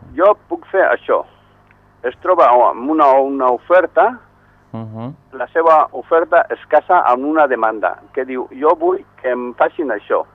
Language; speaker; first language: Catalan; non-native, local second language; Spanish